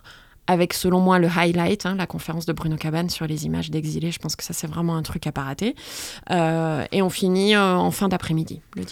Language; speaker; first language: French; native; French